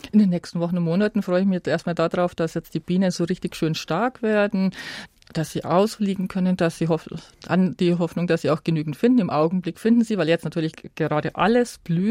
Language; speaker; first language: German; native; German